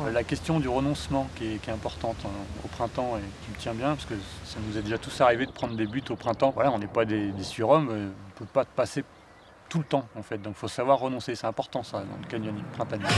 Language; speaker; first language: French; native; French